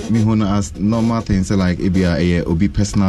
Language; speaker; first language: English; non-native, local second language; Akan